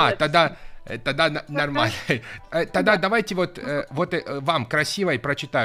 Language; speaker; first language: Russian; native; Russian